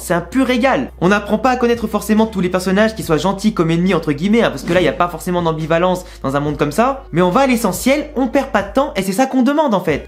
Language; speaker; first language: French; native; French